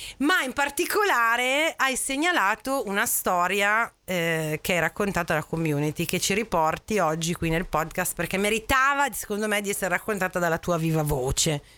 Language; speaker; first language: Italian; native; Italian